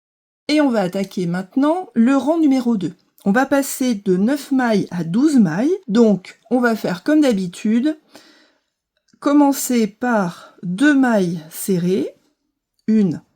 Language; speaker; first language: French; native; French